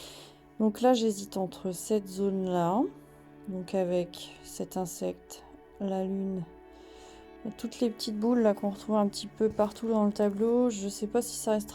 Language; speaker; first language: French; native; French